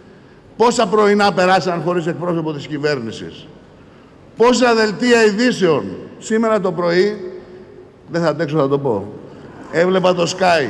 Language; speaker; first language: Greek; native; Greek